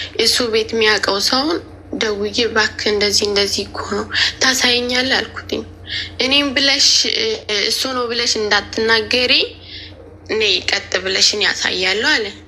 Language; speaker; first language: Amharic; native; Amharic